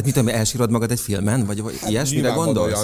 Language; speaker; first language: Hungarian; native; Hungarian